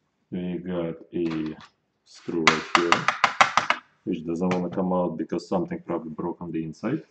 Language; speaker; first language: English; non-native, fluent; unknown